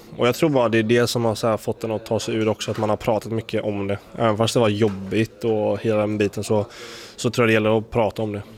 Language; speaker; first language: Swedish; native; Swedish